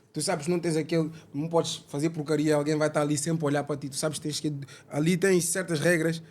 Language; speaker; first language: Portuguese; early bilingual, other home language; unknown